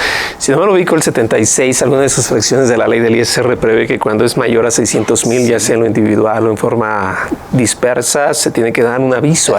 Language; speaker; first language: Spanish; native; Spanish